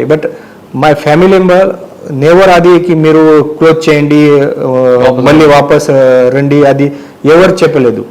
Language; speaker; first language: Telugu; non-native, learner; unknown